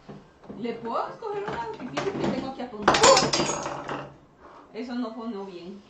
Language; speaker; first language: Spanish; native; Spanish